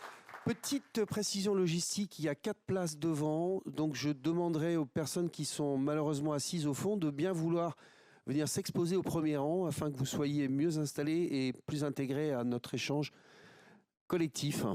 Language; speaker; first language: French; native; French